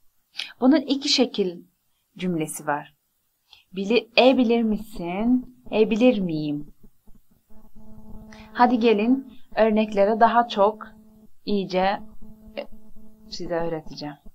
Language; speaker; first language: Turkish; non-native, fluent; Persian